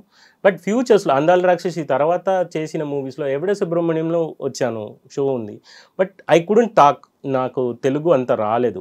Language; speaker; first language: Telugu; non-native, local second language; Tamil